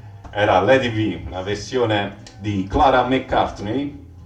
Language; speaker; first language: Italian; native; Italian